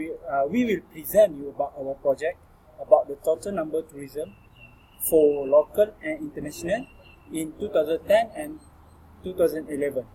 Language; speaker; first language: English; non-native, learner; Malay